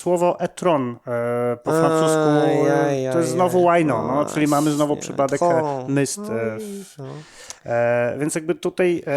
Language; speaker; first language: Polish; native; Polish